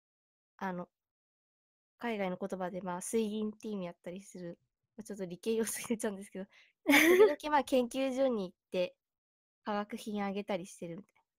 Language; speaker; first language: Japanese; native; Japanese